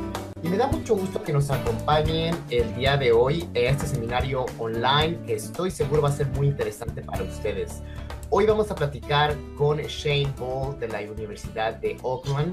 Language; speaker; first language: Spanish; native; Spanish